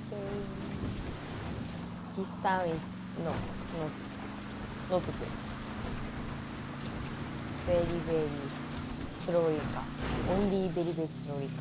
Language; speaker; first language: English; non-native, learner; Japanese